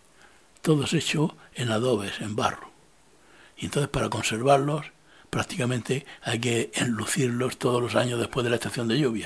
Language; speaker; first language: Spanish; native; Spanish